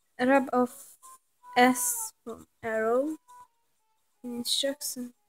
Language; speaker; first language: English; non-native, learner; Hungarian